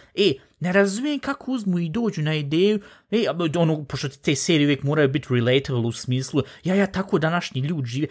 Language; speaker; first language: Bosnian; early bilingual, heritage; Bosnian